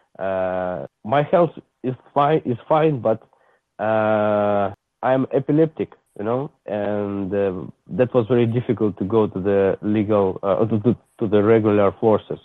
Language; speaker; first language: English; non-native, learner; Ukrainian